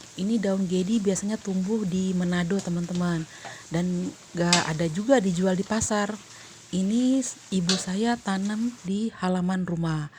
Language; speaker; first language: Indonesian; native; Indonesian